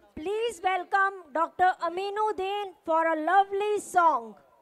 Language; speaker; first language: Hindi; native; Hindi